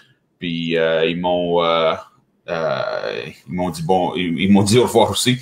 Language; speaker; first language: French; native; French